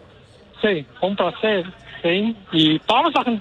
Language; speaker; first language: Spanish; non-native, learner; Chinese